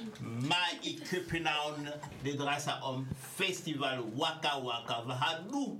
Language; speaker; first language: Danish; early bilingual, other home language; Swahili